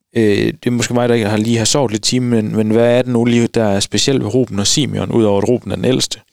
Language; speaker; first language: Danish; native; Danish